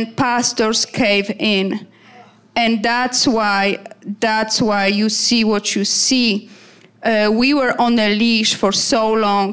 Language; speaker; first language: English; non-native, fluent; Polish